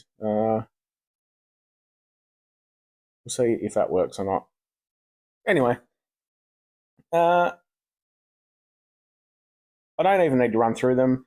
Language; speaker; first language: English; native; English